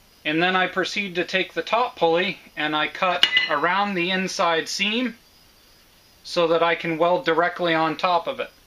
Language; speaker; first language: English; native; English